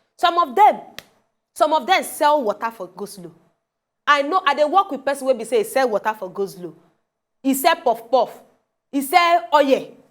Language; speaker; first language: Nigerian Pidgin; non-native, local second language; Yoruba